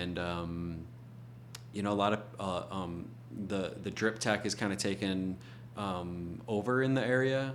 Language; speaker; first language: English; native; English